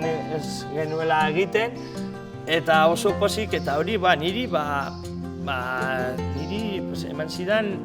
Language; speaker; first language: Basque; non-native, local second language; Spanish